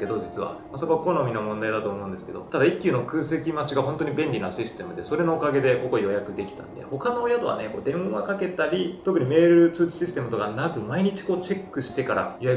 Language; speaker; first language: Japanese; native; Japanese